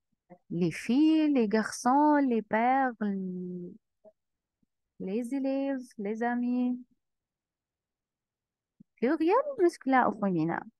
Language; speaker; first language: French; non-native, fluent; Arabic